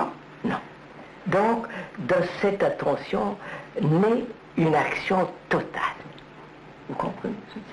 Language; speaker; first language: French; non-native, learner; Telugu